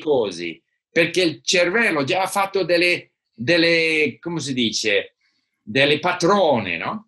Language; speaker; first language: Italian; non-native, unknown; English